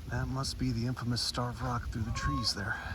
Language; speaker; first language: English; native; English